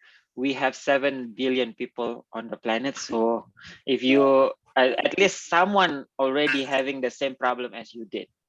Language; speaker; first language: English; non-native, fluent; Indonesian